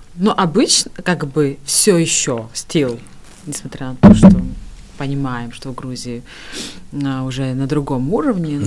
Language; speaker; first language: Russian; non-native, fluent; Georgian